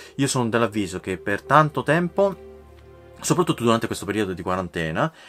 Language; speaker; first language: Italian; native; Italian